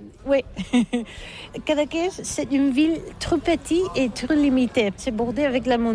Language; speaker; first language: French; non-native, learner; Catalan